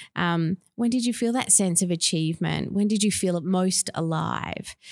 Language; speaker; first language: English; native; English